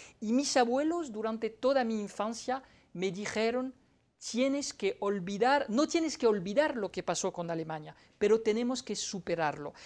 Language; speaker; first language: Spanish; non-native, fluent; French